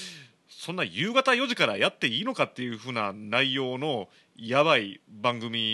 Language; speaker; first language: Japanese; native; Japanese